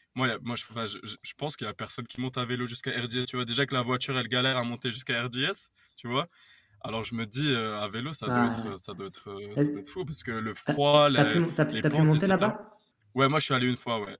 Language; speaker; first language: French; native; French